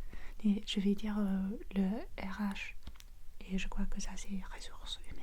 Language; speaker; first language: French; non-native, fluent; English